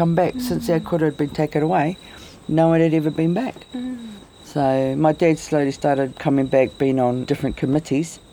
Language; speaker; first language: English; native; English